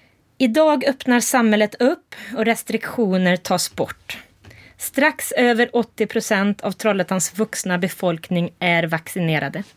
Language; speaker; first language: Swedish; native; Swedish